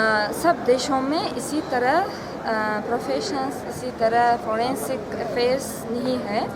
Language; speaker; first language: Hindi; non-native, learner; Uzbek